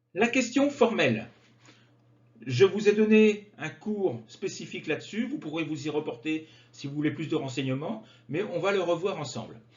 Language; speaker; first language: French; native; French